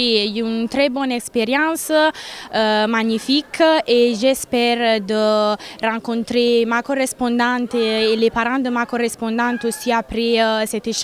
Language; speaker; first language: French; non-native, learner; Italian